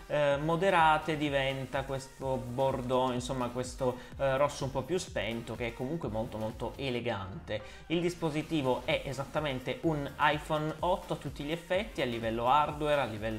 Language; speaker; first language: Italian; native; Italian